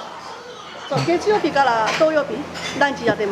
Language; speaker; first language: Japanese; non-native, learner; Chinese